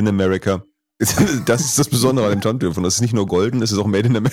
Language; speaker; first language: German; native; German